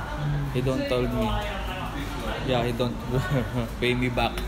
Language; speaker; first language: English; non-native, local second language; Filipino